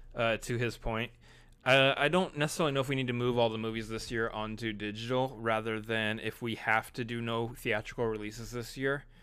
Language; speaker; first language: English; native; English